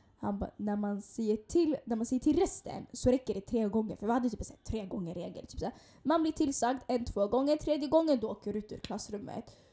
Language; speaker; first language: Swedish; early bilingual, other home language; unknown